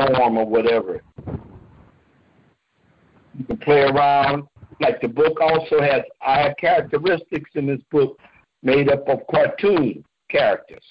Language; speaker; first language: English; native; English